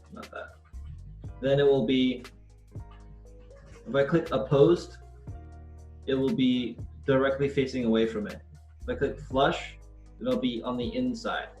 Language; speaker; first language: English; native; English